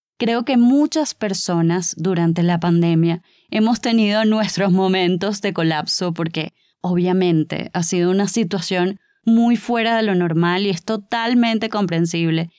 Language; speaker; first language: Spanish; native; Spanish